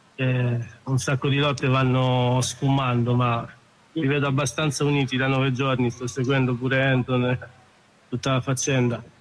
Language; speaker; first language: Italian; early bilingual, other home language; Albanian